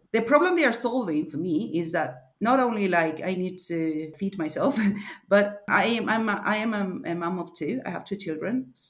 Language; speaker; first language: English; non-native, fluent; Spanish